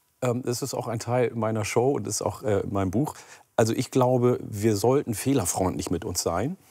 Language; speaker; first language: German; early bilingual, other home language; Oromo